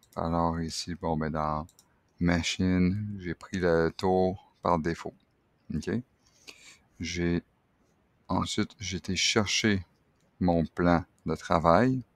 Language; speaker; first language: French; native; French